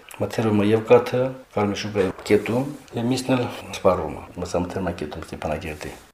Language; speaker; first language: Armenian; native; Armenian